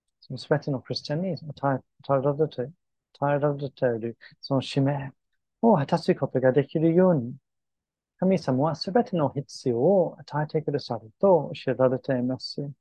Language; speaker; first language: Japanese; non-native, fluent; English